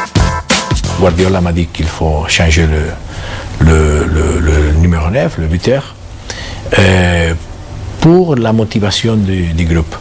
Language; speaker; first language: French; non-native, fluent; Catalan